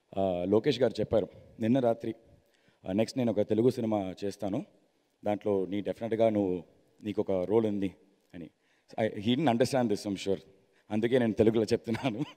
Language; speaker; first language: Telugu; non-native, learner; Tamil